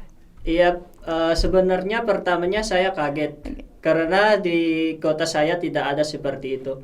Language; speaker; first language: Indonesian; non-native, fluent; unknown